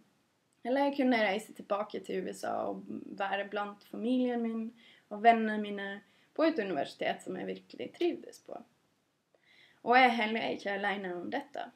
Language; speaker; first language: Norwegian; non-native, fluent; English